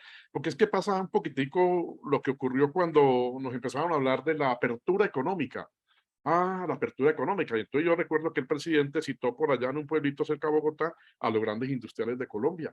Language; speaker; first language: Spanish; native; Spanish